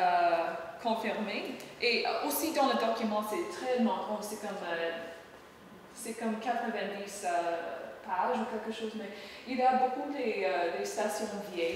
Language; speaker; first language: French; non-native, learner; English